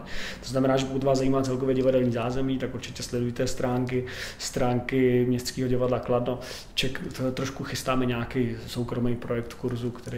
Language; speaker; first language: Czech; native; Czech